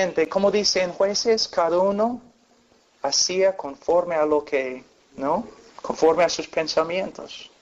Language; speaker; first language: Spanish; non-native, fluent; English